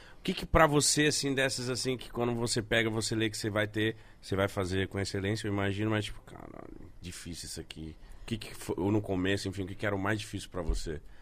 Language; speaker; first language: Portuguese; native; Portuguese